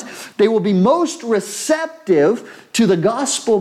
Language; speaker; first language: English; native; English